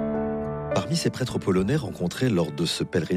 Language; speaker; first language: French; native; French